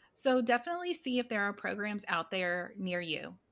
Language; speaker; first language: English; native; English